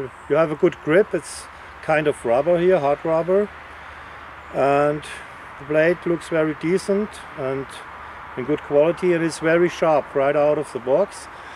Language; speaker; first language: English; non-native, fluent; German